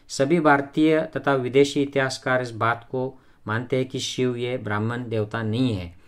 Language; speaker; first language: Hindi; non-native, local second language; Marathi